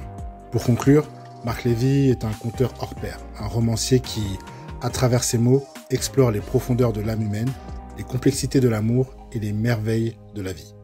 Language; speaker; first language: French; native; French